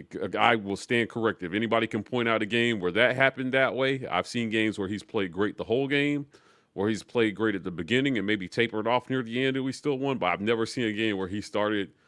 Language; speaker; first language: English; native; English